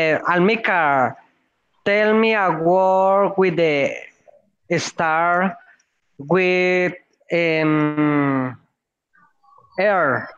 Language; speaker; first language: English; non-native, learner; Spanish